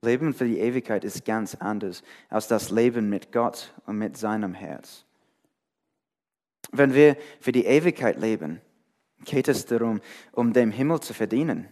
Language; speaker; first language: German; non-native, fluent; English